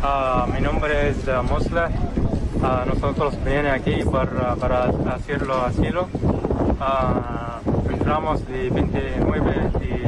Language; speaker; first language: Spanish; non-native, learner; Arabic